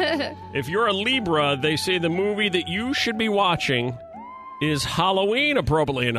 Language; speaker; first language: English; native; English